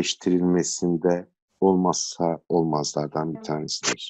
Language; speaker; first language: Turkish; native; Turkish